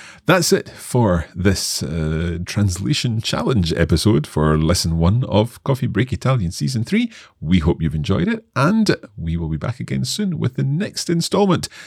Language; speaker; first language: English; native; English